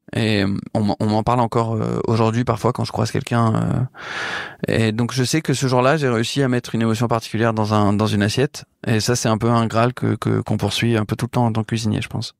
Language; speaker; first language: French; native; French